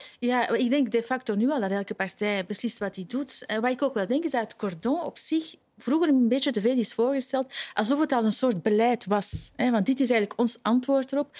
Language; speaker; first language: Dutch; native; Dutch